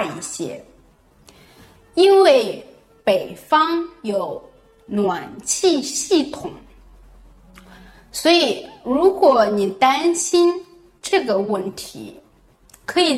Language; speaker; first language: Chinese; native; Chinese